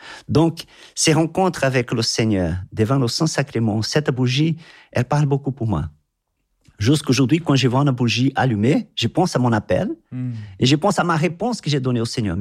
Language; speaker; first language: French; non-native, fluent; Portuguese